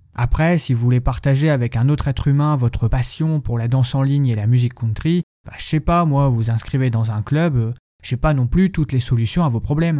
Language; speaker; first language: French; native; French